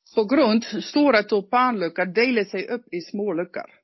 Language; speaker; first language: Swedish; non-native, learner; Dutch